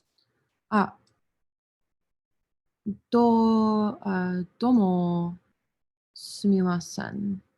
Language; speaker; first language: Japanese; non-native, learner; English